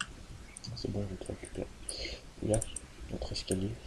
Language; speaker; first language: French; native; French